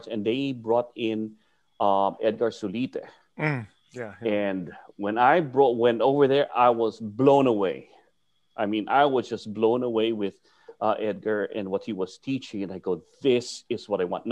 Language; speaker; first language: English; non-native, local second language; Filipino